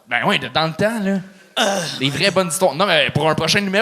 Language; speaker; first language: French; native; French